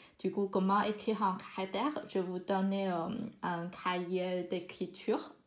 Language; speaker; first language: French; non-native, fluent; Chinese